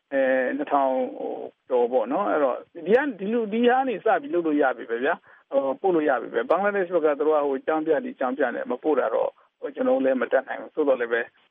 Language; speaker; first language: Burmese; non-native, local second language; Tedim Chin